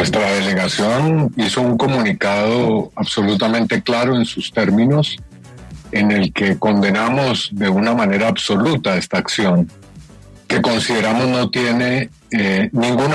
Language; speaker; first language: Spanish; native; Spanish